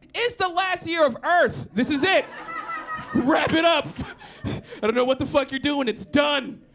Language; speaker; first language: English; native; English